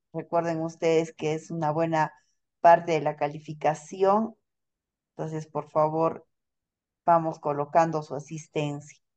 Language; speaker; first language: Spanish; native; Spanish